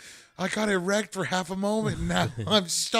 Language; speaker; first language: English; native; English